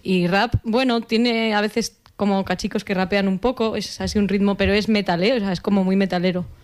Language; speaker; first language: Spanish; native; Spanish